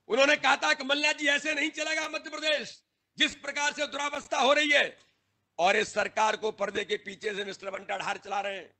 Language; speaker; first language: Hindi; native; Hindi